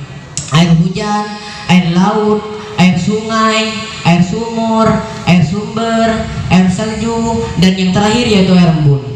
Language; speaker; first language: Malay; non-native, local second language; Madurese